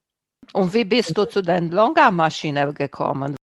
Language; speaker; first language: German; non-native, fluent; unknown